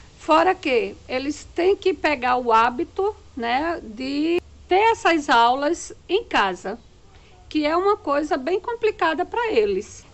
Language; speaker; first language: Portuguese; native; Portuguese